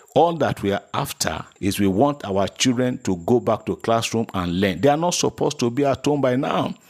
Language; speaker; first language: English; non-native, local second language; Yoruba